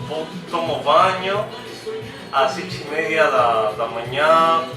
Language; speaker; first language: Portuguese; non-native, learner; Spanish